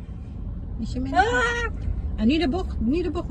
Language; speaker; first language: Dutch; non-native, fluent; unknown